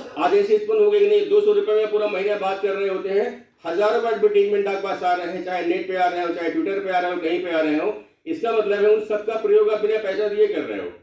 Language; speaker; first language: Hindi; non-native, local second language; Bhojpuri